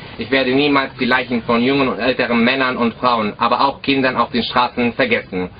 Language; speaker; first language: German; early bilingual, other home language; Arabic